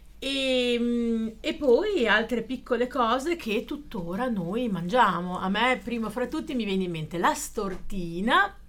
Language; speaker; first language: Italian; native; Italian